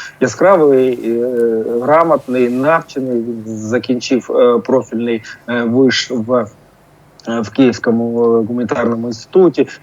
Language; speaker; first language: Ukrainian; non-native, local second language; Russian